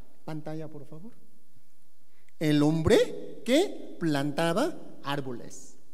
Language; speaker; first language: Spanish; non-native, learner; Korean